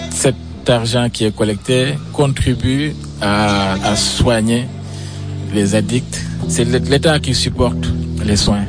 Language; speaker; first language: French; non-native, local second language; Wolof